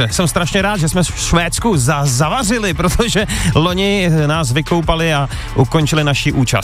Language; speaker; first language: Czech; native; Czech